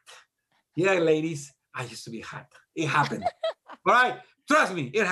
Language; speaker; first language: English; non-native, fluent; Spanish